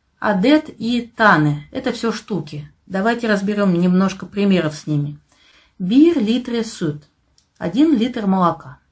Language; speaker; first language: Russian; native; Russian